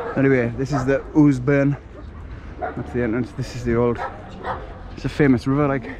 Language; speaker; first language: English; native; English